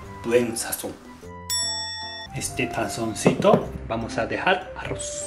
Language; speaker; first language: Spanish; non-native, fluent; Japanese